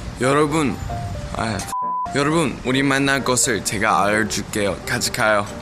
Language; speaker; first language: Korean; non-native, learner; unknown